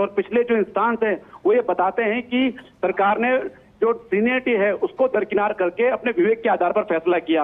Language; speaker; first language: Hindi; native; Hindi